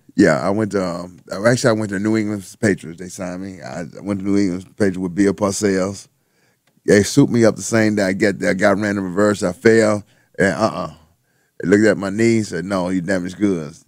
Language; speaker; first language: English; native; English